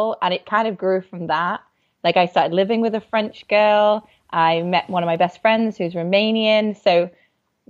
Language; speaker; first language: English; native; English